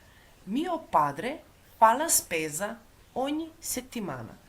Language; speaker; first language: Italian; non-native, fluent; Macedonian